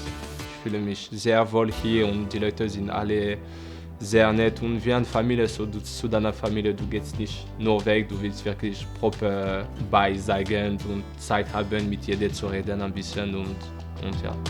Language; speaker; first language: German; non-native, learner; French